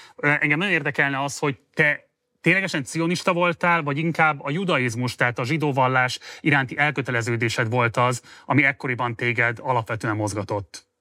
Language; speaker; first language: Hungarian; native; Hungarian